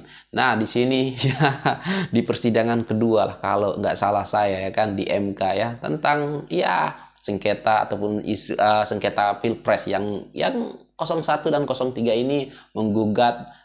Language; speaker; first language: Indonesian; native; Indonesian